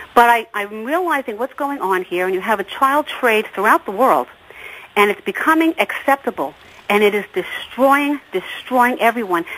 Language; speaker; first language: English; native; English